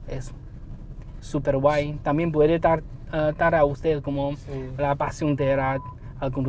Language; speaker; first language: Spanish; non-native, learner; Chinese